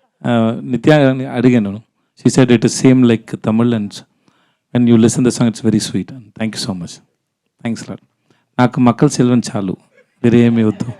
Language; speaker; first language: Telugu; non-native, learner; Tamil